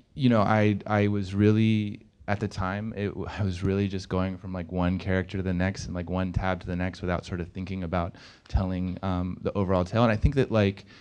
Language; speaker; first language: English; native; English